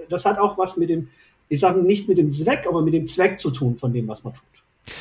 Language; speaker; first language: German; early bilingual, other home language; Turkish